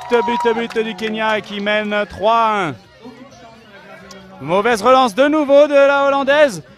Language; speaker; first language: French; native; French